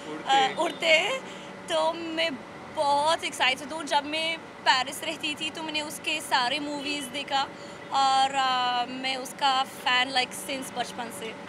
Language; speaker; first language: Hindi; non-native, learner; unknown